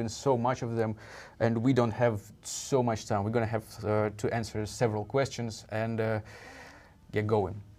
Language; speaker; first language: English; non-native, fluent; Russian